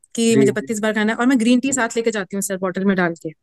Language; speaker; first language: Hindi; native; Hindi